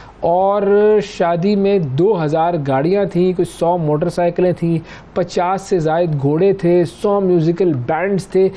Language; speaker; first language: Urdu; native; Urdu